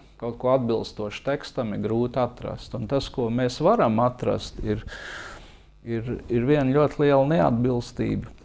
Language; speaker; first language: Latvian; native; Latvian